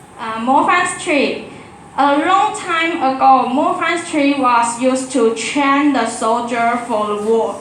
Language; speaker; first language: English; non-native, learner; Chinese